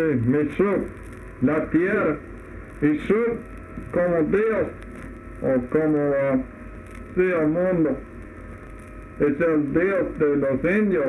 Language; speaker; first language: Spanish; non-native, learner; English